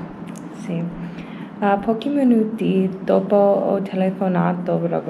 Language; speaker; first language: Italian; non-native, learner; English